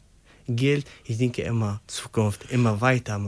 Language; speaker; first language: German; non-native, local second language; Arabic